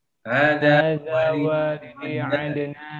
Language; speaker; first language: Arabic; non-native, learner; Indonesian